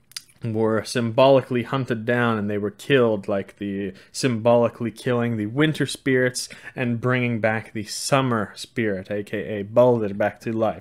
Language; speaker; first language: English; non-native, fluent; Swedish